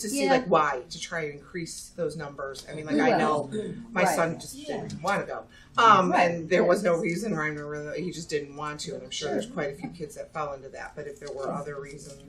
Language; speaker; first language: English; native; English